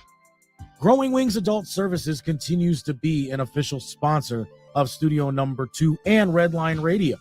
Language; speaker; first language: English; native; English